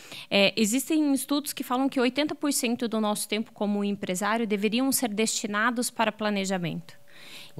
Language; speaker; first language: Portuguese; native; Portuguese